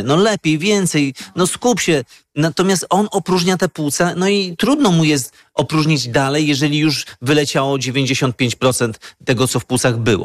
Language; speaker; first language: Polish; native; Polish